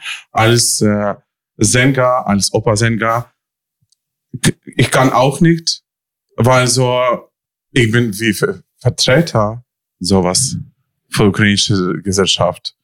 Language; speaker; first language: German; non-native, learner; Ukrainian